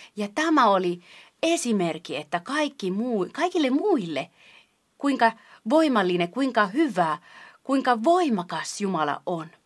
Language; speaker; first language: Finnish; non-native, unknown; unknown